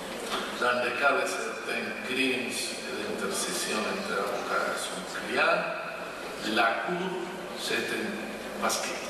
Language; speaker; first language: French; non-native, fluent; Spanish